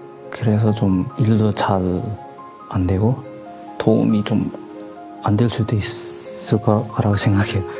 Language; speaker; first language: Korean; non-native, fluent; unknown